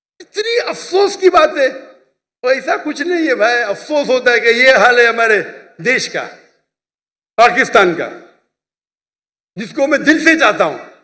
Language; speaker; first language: Hindi; non-native, local second language; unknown